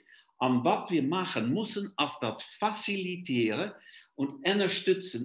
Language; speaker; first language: German; non-native, fluent; Luxembourgish